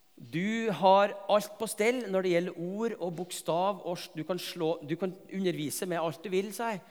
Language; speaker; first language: Norwegian; native; Norwegian